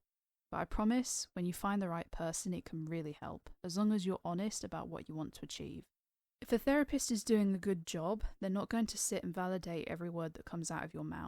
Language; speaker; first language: English; native; English